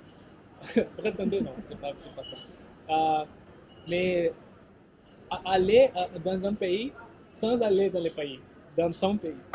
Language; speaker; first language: French; non-native, fluent; Portuguese